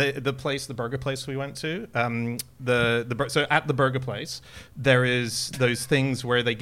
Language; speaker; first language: English; native; English